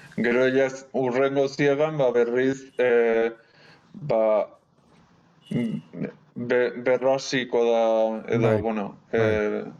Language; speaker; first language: Basque; non-native, local second language; Spanish